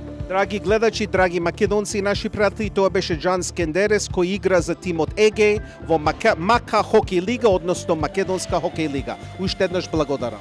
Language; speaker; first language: Macedonian; early bilingual, heritage; Macedonian